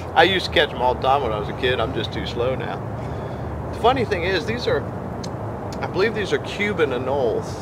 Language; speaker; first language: English; native; English